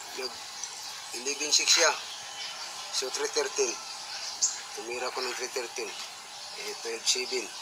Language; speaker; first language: Filipino; non-native, local second language; Cebuano